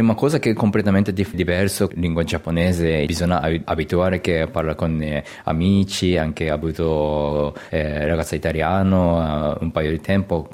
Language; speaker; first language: Italian; non-native, learner; Japanese